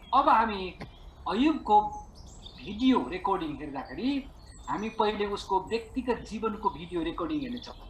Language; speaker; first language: Nepali; native; Nepali